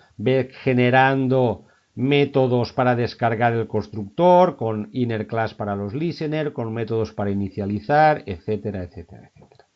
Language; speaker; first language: Spanish; native; Spanish